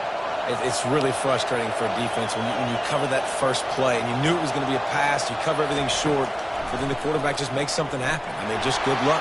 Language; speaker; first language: English; native; English